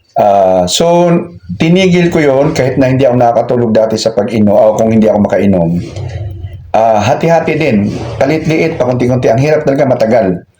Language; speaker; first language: Filipino; non-native, local second language; Cebuano